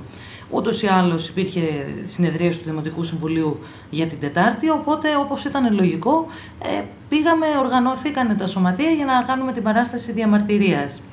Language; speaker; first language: Greek; native; Greek